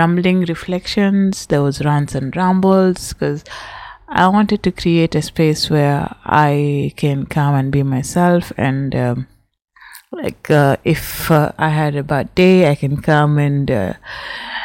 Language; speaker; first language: English; non-native, local second language; Swahili